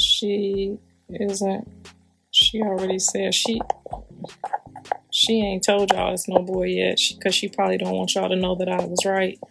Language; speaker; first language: English; native; English